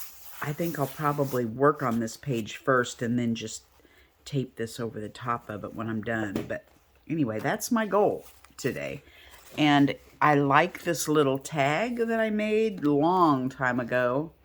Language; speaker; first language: English; native; English